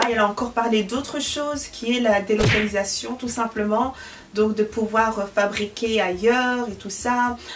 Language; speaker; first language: French; early bilingual, other home language; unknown